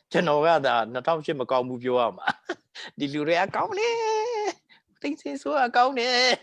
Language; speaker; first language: Burmese; non-native, local second language; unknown